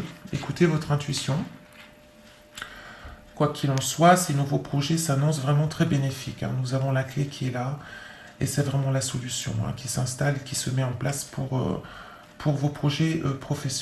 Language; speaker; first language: French; native; French